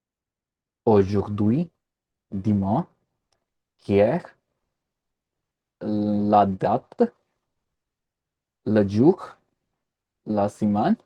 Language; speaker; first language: French; non-native, learner; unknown